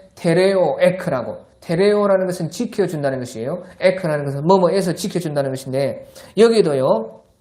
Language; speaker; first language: Korean; native; Korean